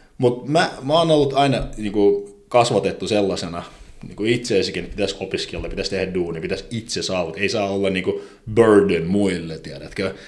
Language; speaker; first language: Finnish; non-native, fluent; Azerbaijani